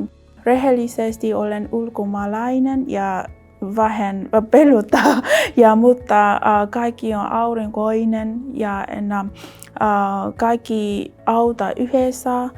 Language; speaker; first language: Finnish; non-native, learner; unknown